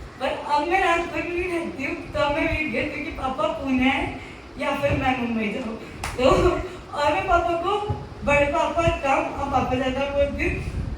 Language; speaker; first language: Hindi; non-native, local second language; Marathi